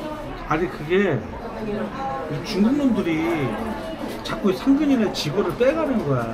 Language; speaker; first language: Korean; native; Korean